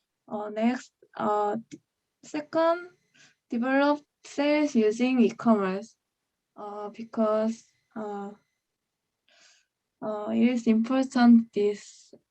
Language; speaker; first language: English; non-native, learner; Korean